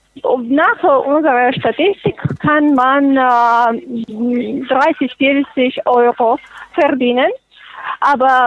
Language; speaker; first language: German; non-native, fluent; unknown